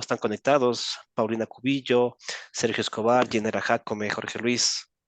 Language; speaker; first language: Spanish; native; Spanish